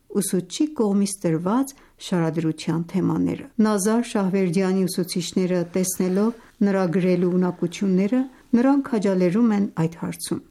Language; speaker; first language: Armenian; native; Armenian